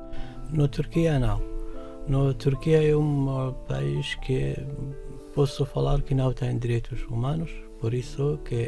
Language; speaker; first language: Portuguese; non-native, fluent; Arabic